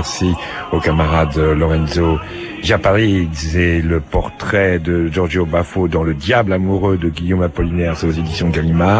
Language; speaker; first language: French; native; French